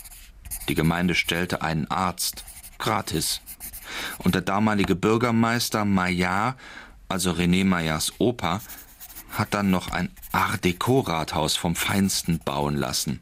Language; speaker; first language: German; native; German